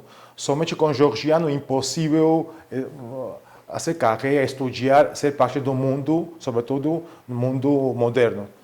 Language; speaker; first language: Portuguese; non-native, fluent; Georgian